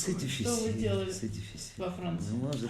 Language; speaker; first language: French; non-native, fluent; Russian